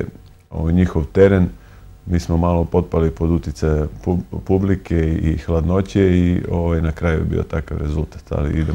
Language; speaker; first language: Serbian; native; Serbian